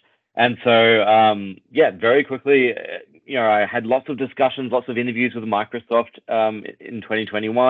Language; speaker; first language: English; native; English